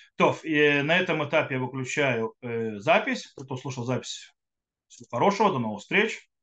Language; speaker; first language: Russian; early bilingual, heritage; Russian